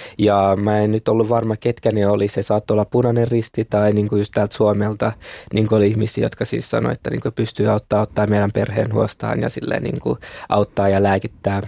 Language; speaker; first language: Finnish; early bilingual, other home language; Kinyarwanda